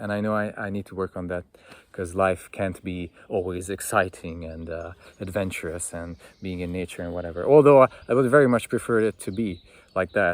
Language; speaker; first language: English; non-native, fluent; Hungarian